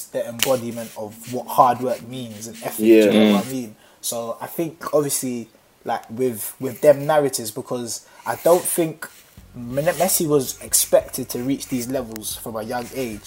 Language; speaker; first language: English; native; English